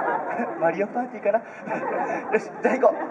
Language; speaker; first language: Japanese; native; Japanese